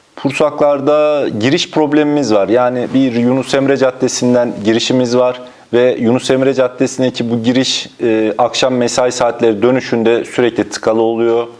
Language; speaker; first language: Turkish; native; Turkish